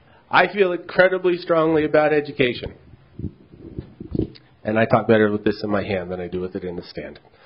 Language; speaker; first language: English; native; English